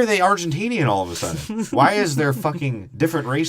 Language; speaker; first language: English; native; English